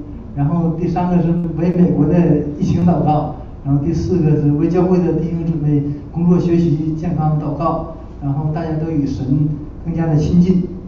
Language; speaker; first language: Chinese; native; Chinese